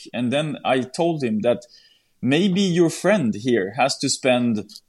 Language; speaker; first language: English; non-native, fluent; Swedish